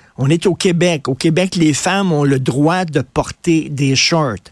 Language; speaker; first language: French; native; French